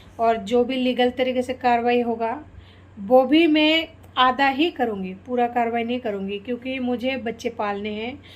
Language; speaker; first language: Hindi; non-native, local second language; Bangla